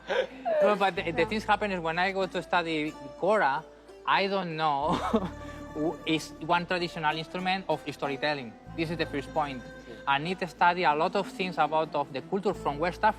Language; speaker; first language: English; non-native, learner; Spanish